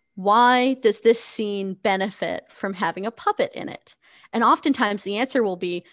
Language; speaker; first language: English; native; English